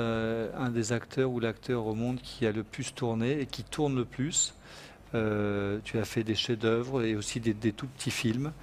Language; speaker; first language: French; native; French